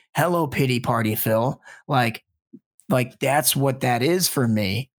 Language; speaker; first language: English; native; English